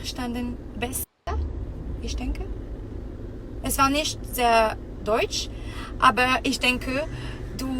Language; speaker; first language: German; non-native, learner; French